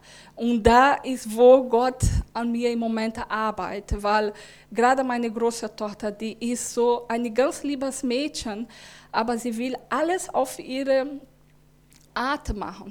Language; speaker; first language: German; non-native, learner; Portuguese